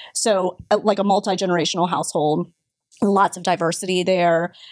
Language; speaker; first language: English; native; English